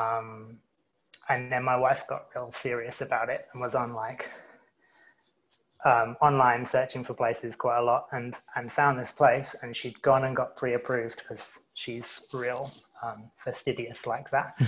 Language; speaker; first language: English; native; English